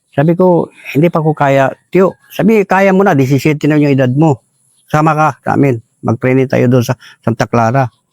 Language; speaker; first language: Filipino; non-native, local second language; Cebuano